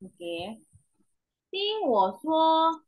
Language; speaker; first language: Chinese; non-native, fluent; Indonesian